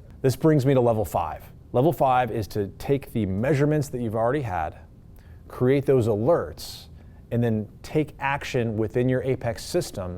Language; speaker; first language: English; native; English